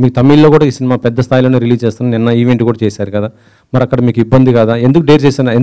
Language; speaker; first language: Telugu; native; Telugu